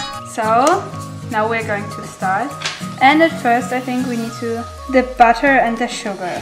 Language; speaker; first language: English; non-native, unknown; German